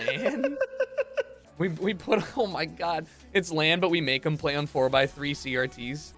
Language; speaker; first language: English; native; English